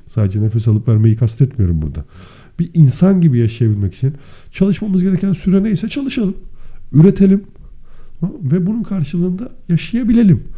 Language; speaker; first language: Turkish; native; Turkish